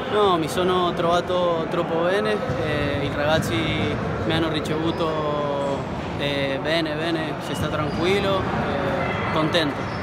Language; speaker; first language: Italian; non-native, fluent; Portuguese